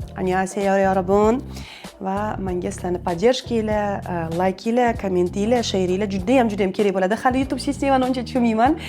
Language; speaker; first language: Uzbek; non-native, local second language; Russian